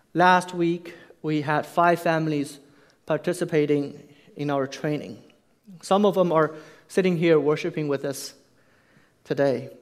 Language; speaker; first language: English; non-native, fluent; Chinese